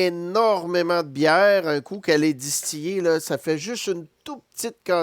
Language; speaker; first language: French; native; French